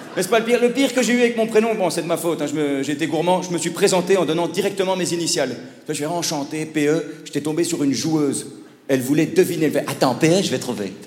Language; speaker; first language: French; native; French